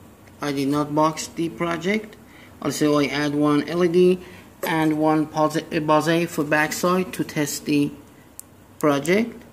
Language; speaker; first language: English; non-native, learner; Persian